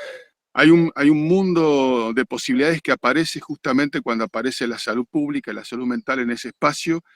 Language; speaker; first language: Spanish; native; Spanish